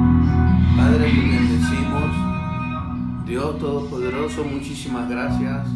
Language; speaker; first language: Spanish; native; Spanish